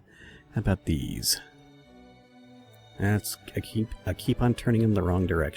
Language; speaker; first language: English; native; English